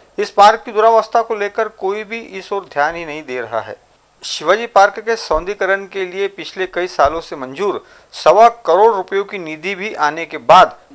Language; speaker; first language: Hindi; non-native, local second language; Marathi